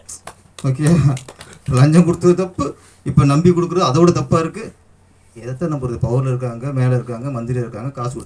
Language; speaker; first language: Tamil; native; Tamil